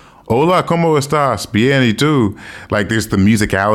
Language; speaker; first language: Spanish; non-native, fluent; English